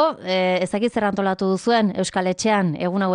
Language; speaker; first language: Basque; native; Basque